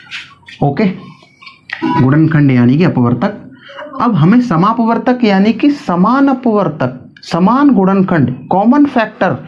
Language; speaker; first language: Hindi; native; Hindi